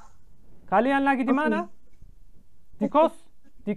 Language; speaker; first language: Indonesian; non-native, learner; Turkish